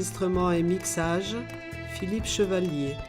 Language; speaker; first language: French; native; French